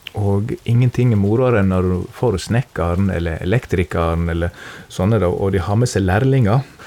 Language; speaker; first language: Norwegian; native; Norwegian